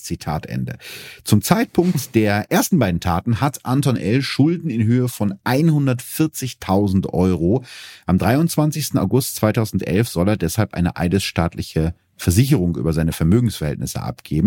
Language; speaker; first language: German; native; German